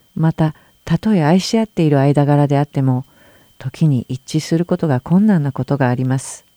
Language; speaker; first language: Japanese; native; Japanese